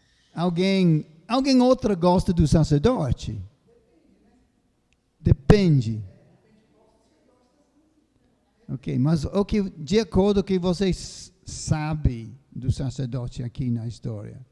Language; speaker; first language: Portuguese; non-native, fluent; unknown